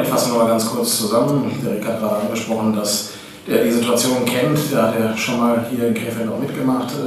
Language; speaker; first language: German; native; German